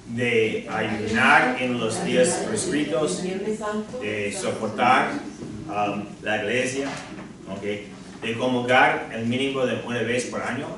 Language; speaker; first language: Spanish; non-native, fluent; English